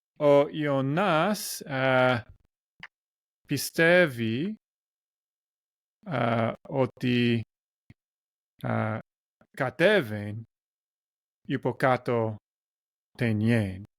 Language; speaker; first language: Greek; non-native, learner; English